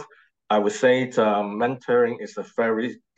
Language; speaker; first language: English; non-native, local second language; Cantonese